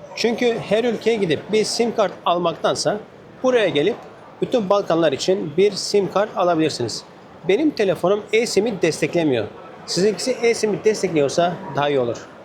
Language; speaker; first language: Turkish; native; Turkish